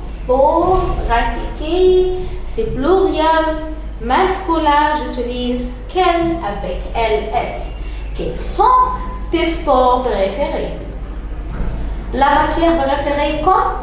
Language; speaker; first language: French; non-native, fluent; Arabic